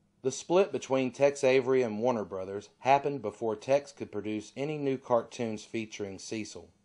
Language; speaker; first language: English; native; English